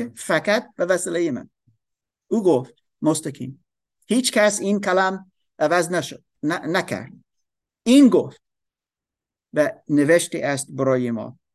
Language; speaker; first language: Persian; non-native, fluent; English